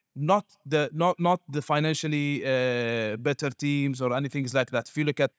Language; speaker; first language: English; non-native, fluent; Arabic